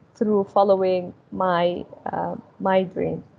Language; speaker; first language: English; early bilingual, other home language; Arabic